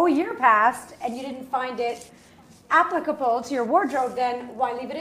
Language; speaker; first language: English; native; English